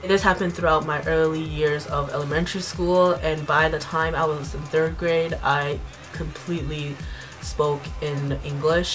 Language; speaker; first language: English; early bilingual, other home language; Hmong